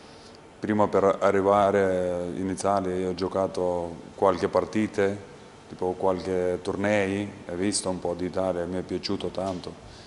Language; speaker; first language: Italian; non-native, learner; Lithuanian